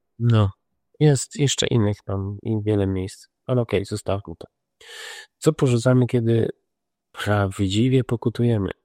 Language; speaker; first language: Polish; native; Polish